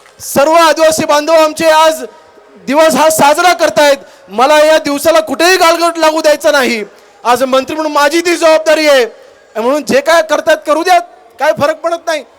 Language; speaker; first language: Marathi; native; Marathi